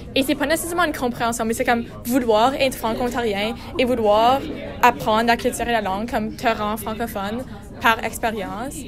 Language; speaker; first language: French; non-native, local second language; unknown